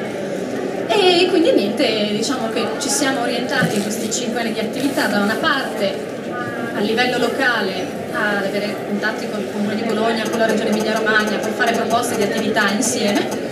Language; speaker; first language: Italian; native; Italian